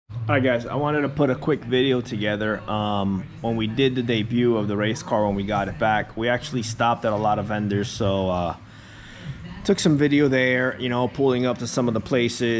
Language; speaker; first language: English; native; English